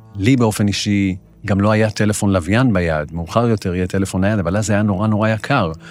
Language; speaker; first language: Hebrew; native; Hebrew